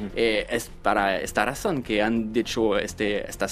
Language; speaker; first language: Spanish; non-native, fluent; French